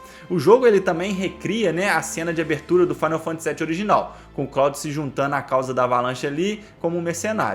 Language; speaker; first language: Portuguese; native; Portuguese